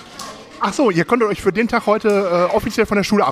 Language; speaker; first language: German; native; German